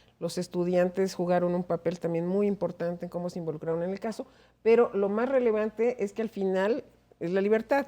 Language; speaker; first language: Spanish; native; Spanish